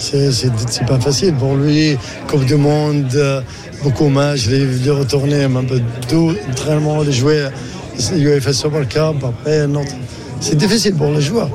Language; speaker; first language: French; non-native, learner; Arabic